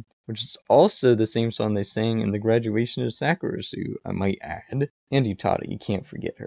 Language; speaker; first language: English; native; English